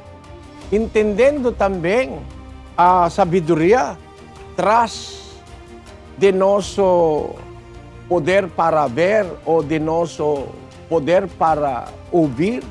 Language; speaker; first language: Portuguese; non-native, learner; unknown